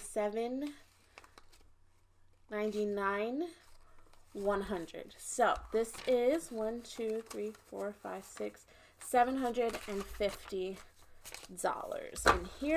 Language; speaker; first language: English; native; English